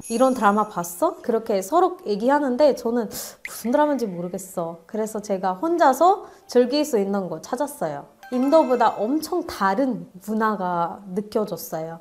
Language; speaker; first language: Korean; non-native, fluent; Marathi